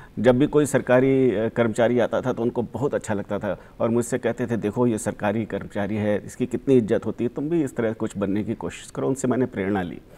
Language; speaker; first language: Hindi; native; Hindi